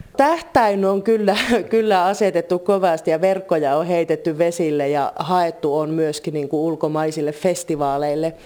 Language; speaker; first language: Finnish; native; Finnish